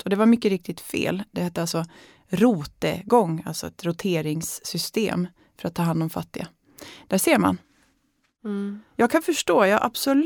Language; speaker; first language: Swedish; native; Swedish